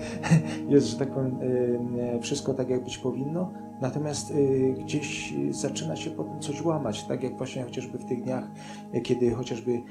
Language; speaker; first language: Polish; native; Polish